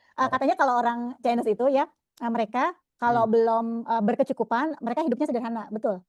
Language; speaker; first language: Indonesian; native; Indonesian